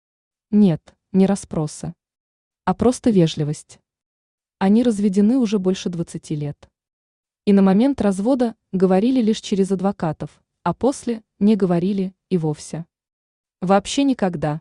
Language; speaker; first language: Russian; native; Russian